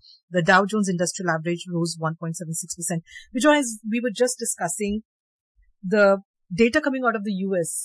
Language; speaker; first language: English; non-native, local second language; Hindi